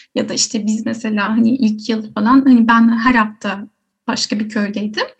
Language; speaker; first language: Turkish; native; Turkish